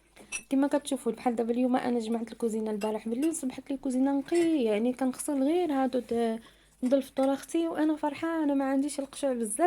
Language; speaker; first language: Arabic; native; Arabic